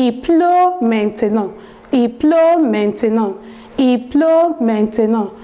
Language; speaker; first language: French; non-native, learner; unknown